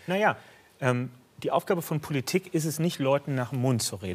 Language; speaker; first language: German; native; German